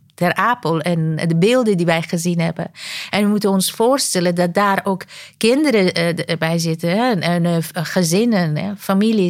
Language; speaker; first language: Dutch; non-native, fluent; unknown